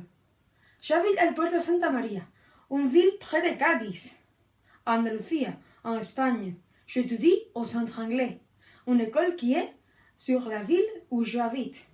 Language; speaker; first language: French; non-native, learner; Spanish